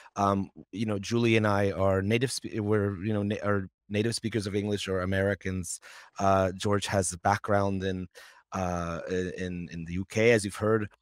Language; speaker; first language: English; native; English